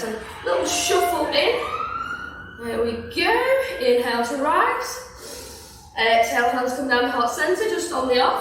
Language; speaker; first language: English; native; English